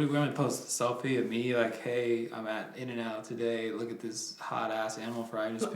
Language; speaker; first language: English; native; English